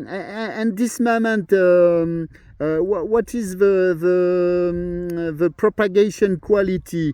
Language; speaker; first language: English; non-native, learner; French